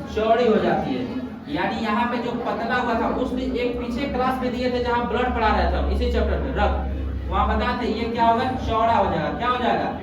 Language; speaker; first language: Hindi; native; Hindi